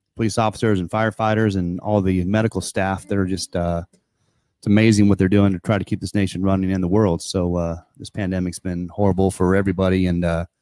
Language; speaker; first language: English; native; English